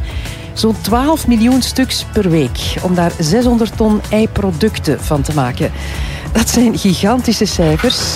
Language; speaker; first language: Dutch; native; Dutch